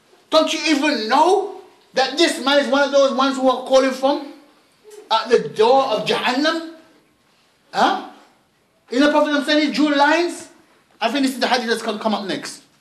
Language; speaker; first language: English; native; English